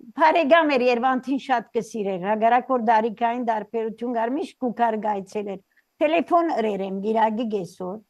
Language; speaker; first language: Armenian; early bilingual, heritage; Armenian